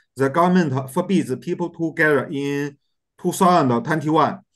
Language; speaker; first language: English; non-native, learner; Chinese